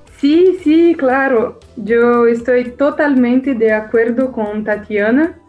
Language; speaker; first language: Spanish; non-native, learner; Portuguese